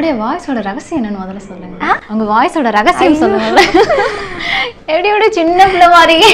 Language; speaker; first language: Tamil; native; Tamil